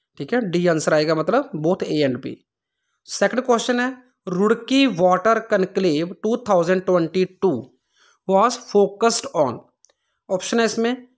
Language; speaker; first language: Hindi; non-native, local second language; Punjabi